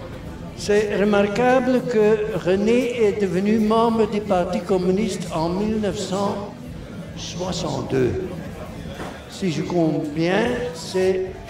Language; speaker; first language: French; non-native, local second language; Dutch